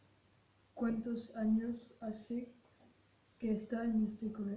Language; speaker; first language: Spanish; non-native, learner; French